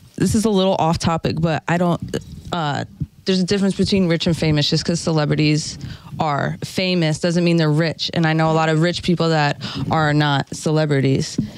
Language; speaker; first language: English; native; English